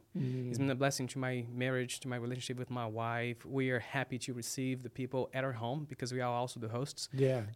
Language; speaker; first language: English; non-native, fluent; Portuguese